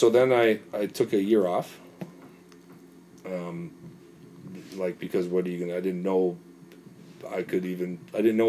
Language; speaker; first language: English; native; English